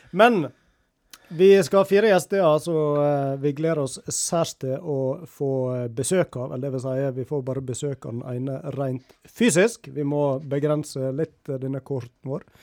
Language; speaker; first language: Norwegian; native; Norwegian